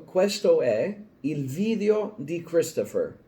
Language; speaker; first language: Italian; non-native, learner; English